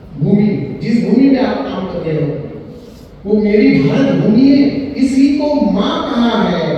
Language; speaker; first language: Hindi; non-native, local second language; Marathi